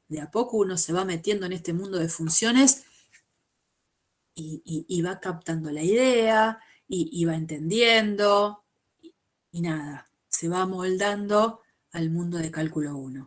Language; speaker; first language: Spanish; native; Spanish